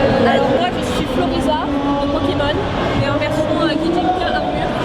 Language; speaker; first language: French; native; French